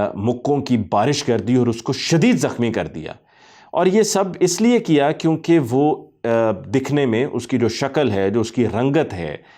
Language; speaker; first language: Urdu; native; Urdu